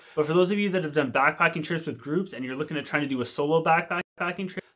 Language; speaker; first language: English; native; English